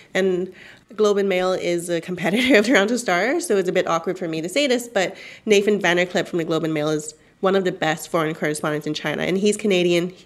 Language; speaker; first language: English; non-native, fluent; Cantonese